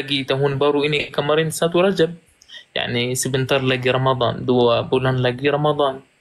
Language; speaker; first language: Indonesian; non-native, fluent; Arabic